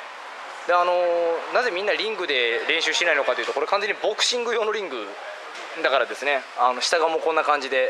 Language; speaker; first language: Japanese; native; Japanese